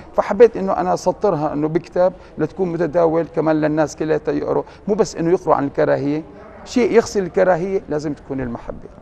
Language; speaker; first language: Arabic; native; Arabic